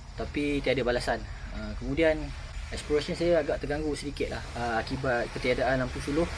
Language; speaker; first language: Malay; native; Malay